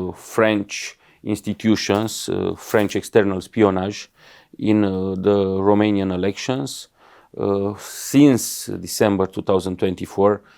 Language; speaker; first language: English; non-native, fluent; Romanian